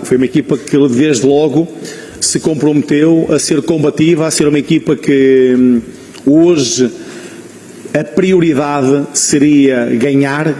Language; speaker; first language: Portuguese; native; Portuguese